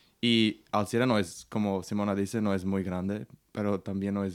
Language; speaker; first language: Spanish; non-native, learner; Portuguese